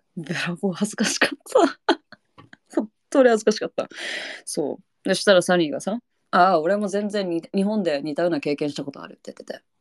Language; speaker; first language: Japanese; non-native, fluent; English